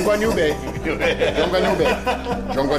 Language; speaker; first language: Chinese; non-native, learner; English